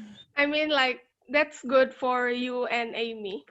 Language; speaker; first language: English; non-native, learner; Indonesian